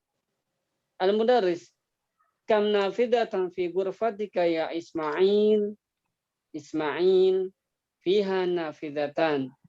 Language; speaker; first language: Arabic; non-native, fluent; Indonesian